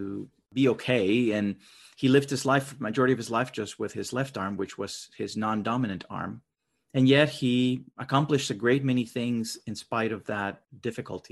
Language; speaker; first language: English; non-native, fluent; Spanish